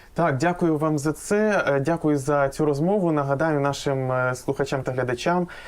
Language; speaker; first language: Ukrainian; native; Ukrainian